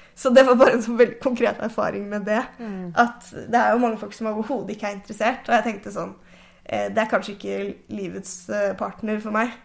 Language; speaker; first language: Norwegian; native; Norwegian